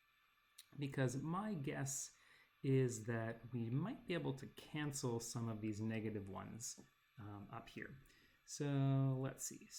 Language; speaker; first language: English; native; English